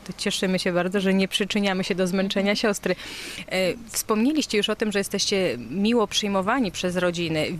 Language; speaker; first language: Polish; native; Polish